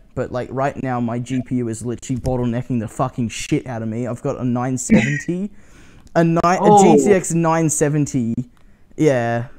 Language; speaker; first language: English; native; English